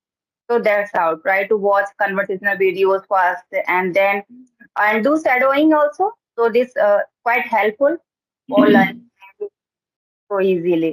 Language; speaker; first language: English; non-native, learner; Hindi